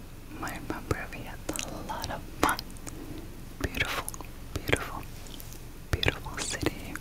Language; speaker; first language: English; non-native, fluent; Turkish